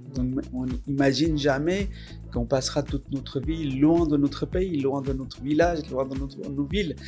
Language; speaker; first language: French; non-native, fluent; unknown